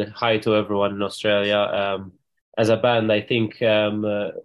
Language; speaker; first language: English; non-native, fluent; Maltese